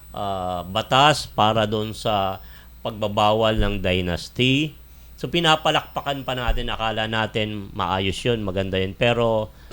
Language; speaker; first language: Filipino; native; Filipino